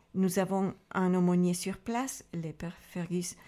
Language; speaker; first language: French; non-native, fluent; Spanish